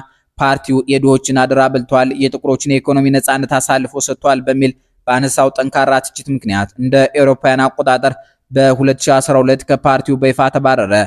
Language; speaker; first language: Amharic; native; Amharic